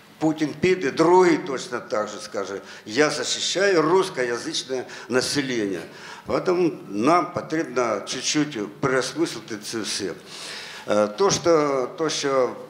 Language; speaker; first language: Ukrainian; non-native, local second language; Russian